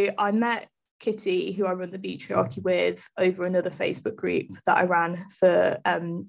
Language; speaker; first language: English; native; English